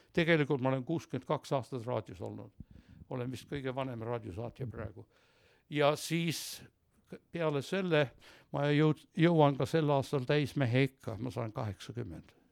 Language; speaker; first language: Estonian; early bilingual, heritage; Estonian